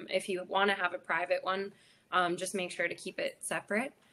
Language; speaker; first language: English; native; English